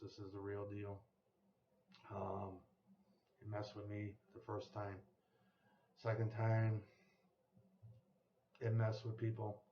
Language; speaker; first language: English; native; English